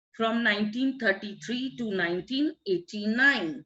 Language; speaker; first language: English; non-native, local second language; Punjabi